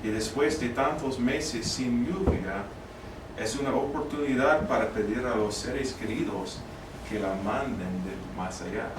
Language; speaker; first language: Spanish; non-native, fluent; English